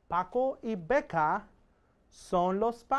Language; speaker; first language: Spanish; non-native, fluent; English